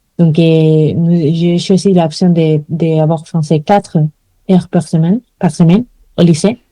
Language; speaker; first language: French; non-native, fluent; Spanish